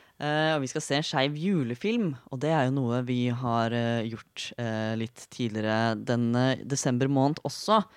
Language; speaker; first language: Norwegian; native; Norwegian